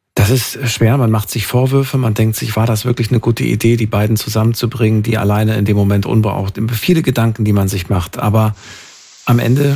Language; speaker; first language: German; native; German